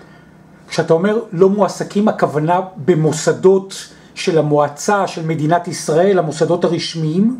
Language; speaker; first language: Hebrew; native; Hebrew